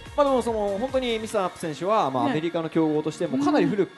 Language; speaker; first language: Japanese; native; Japanese